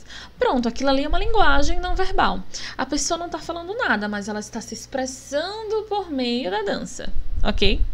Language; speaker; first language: Portuguese; native; Portuguese